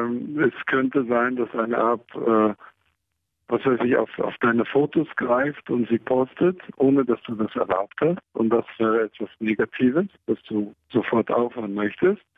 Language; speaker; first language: German; non-native, fluent; Hebrew